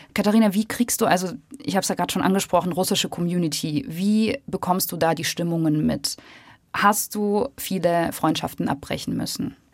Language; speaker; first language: German; early bilingual, other home language; Russian